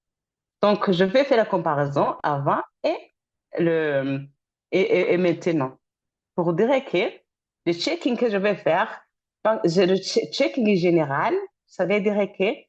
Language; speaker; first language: French; non-native, fluent; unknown